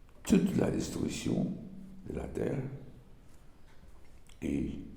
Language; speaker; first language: French; non-native, learner; Portuguese